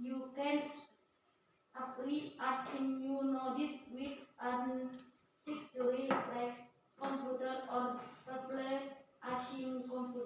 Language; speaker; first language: English; non-native, learner; Indonesian